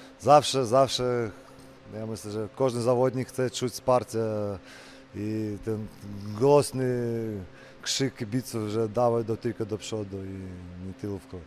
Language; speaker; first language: Polish; non-native, learner; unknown